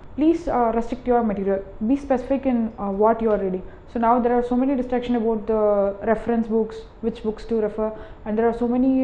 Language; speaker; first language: English; non-native, local second language; Tamil